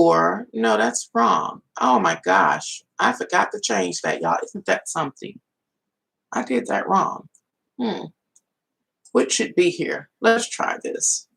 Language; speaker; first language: English; native; English